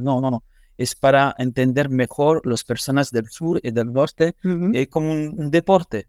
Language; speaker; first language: Spanish; non-native, learner; French